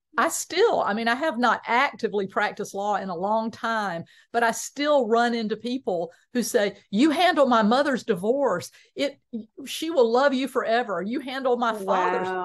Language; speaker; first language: English; native; English